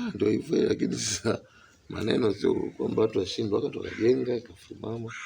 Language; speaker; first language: Swahili; native; Swahili